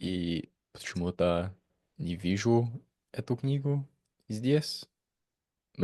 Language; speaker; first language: Russian; non-native, fluent; English